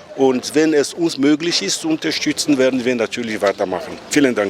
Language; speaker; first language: German; non-native, fluent; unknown